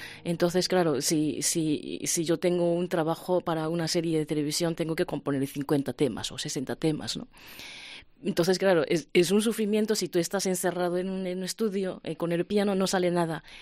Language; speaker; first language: Spanish; non-native, fluent; Japanese